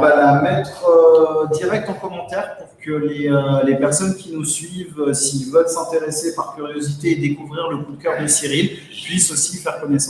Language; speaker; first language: French; native; French